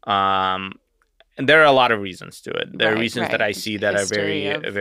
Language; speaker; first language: English; native; English